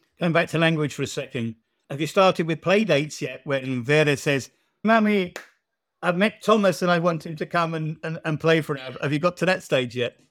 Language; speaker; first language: English; native; English